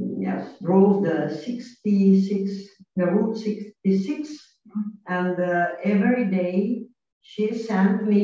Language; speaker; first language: English; non-native, learner; Italian